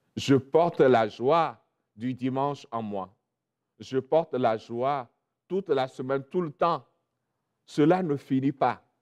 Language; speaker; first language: French; non-native, local second language; Ewe